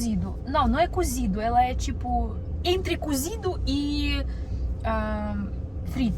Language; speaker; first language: Portuguese; non-native, learner; Russian